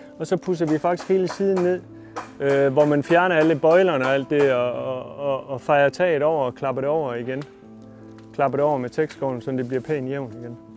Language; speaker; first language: Danish; native; Danish